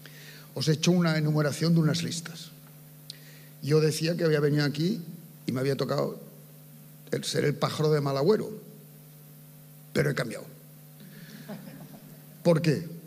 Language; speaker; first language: Spanish; native; Spanish